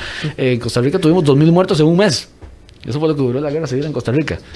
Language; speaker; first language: Spanish; native; Spanish